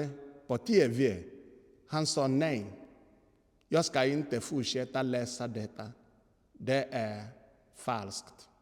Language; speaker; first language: Swedish; non-native, fluent; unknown